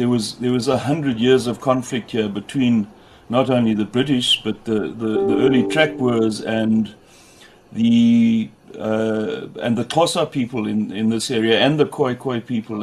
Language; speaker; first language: English; native; English